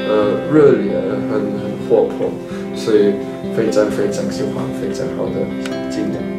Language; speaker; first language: Chinese; non-native, fluent; German